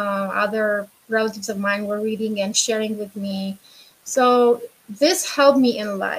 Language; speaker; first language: English; non-native, fluent; Romanian